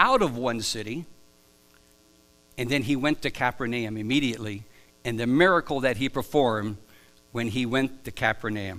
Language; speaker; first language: English; native; English